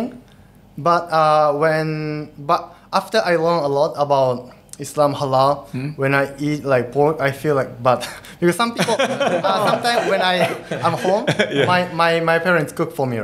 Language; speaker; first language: English; non-native, fluent; Japanese